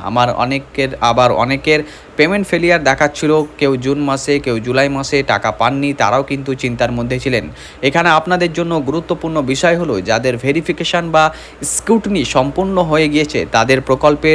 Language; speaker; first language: Bangla; native; Bangla